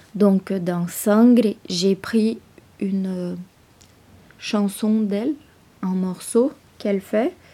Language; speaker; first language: French; non-native, fluent; Portuguese